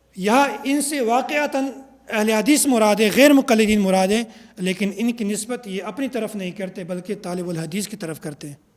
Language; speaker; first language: Urdu; non-native, local second language; Pashto